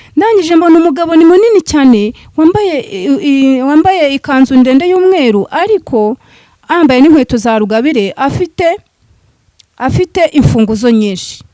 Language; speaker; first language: Kinyarwanda; native; Kinyarwanda